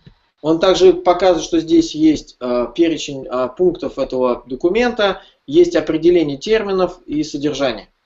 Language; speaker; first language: Russian; native; Russian